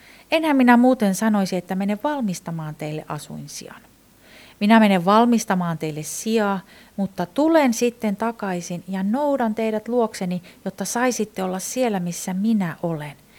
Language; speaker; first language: Finnish; non-native, fluent; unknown